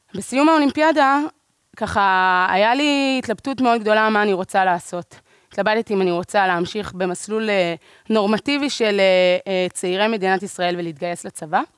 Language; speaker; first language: Hebrew; native; Hebrew